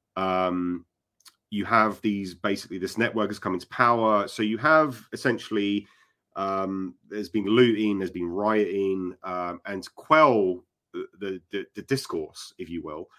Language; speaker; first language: English; native; English